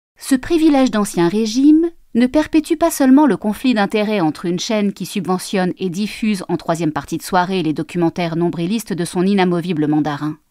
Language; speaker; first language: French; native; French